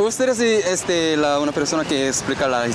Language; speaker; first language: Spanish; non-native, learner; Korean